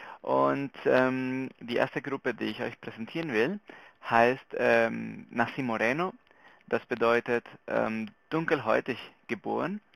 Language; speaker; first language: German; non-native, local second language; Spanish